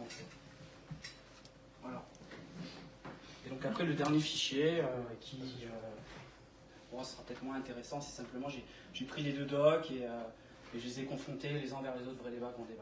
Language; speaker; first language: French; native; French